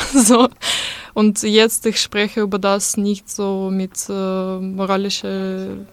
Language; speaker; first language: German; non-native, learner; Russian